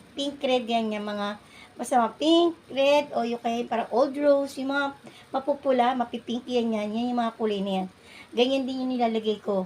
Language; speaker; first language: Filipino; native; Filipino